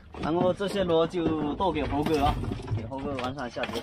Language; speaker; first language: Chinese; native; Chinese